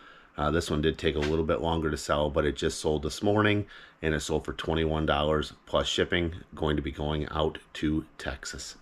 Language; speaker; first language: English; native; English